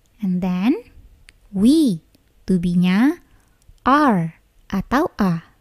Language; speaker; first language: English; non-native, fluent; Indonesian